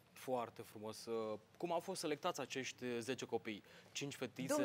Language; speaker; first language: Romanian; native; Romanian